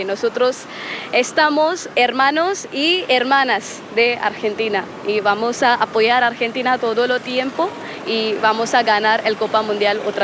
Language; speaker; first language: Spanish; non-native, learner; Malayalam